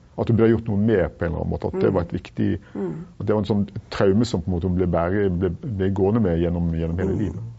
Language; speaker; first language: Norwegian; native; Norwegian